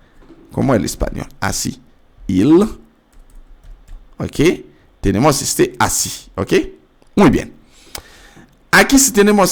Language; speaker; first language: Spanish; non-native, fluent; French